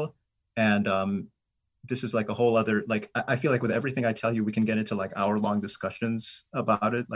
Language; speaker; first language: English; native; English